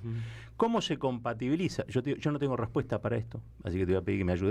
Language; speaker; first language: Spanish; native; Spanish